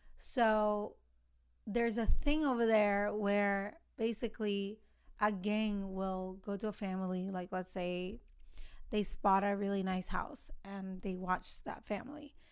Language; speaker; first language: English; early bilingual, other home language; Spanish